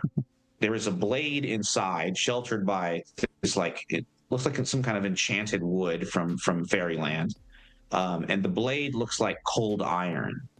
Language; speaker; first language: English; native; English